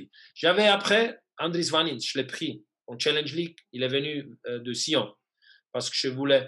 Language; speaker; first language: French; non-native, fluent; German